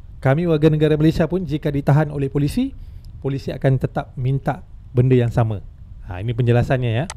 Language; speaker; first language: Malay; native; Malay